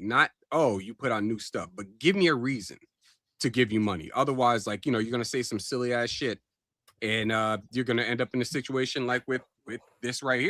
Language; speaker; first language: English; native; English